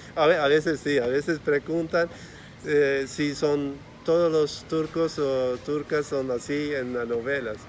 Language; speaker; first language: Spanish; non-native, fluent; Turkish